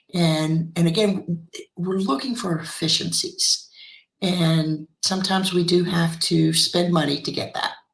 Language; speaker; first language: English; native; English